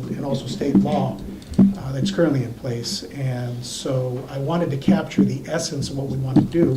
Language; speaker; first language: English; early bilingual, other home language; Spanish